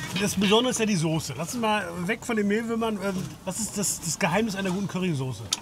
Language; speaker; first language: German; native; German